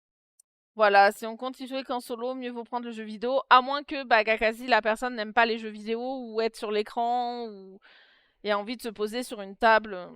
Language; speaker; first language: French; native; French